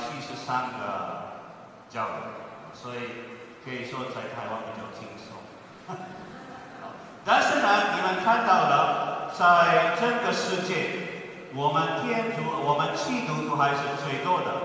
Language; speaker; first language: Chinese; non-native, fluent; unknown